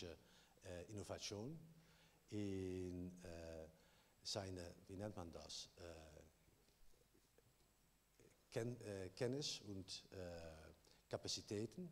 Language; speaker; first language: German; non-native, learner; Dutch